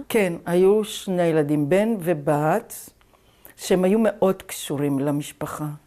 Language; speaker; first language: Hebrew; native; Hebrew